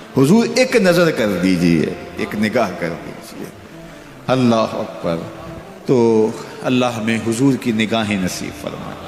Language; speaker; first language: Urdu; non-native, local second language; Punjabi